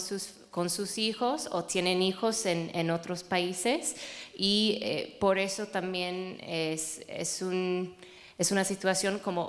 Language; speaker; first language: Spanish; non-native, fluent; English